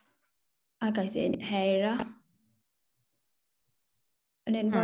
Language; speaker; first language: Finnish; non-native, learner; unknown